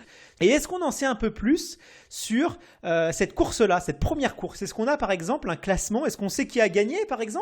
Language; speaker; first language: French; native; French